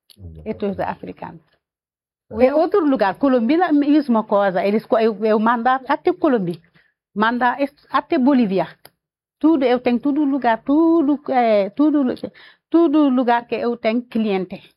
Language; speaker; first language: Portuguese; non-native, learner; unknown